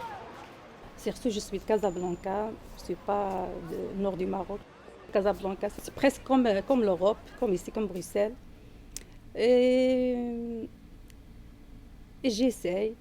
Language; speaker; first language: French; non-native, learner; Arabic